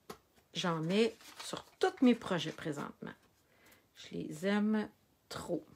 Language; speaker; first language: French; native; French